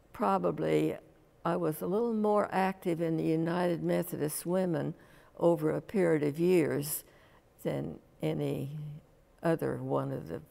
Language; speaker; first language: English; native; English